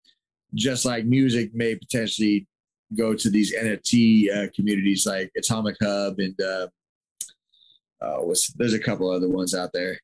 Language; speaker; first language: English; native; English